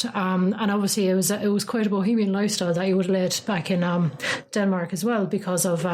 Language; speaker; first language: English; native; English